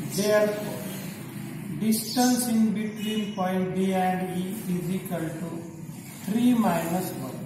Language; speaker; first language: English; non-native, local second language; Marathi